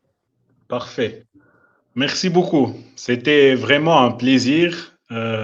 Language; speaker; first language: French; non-native, local second language; Arabic